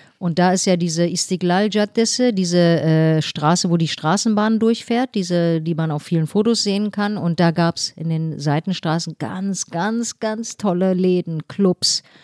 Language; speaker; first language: German; early bilingual, other home language; Turkish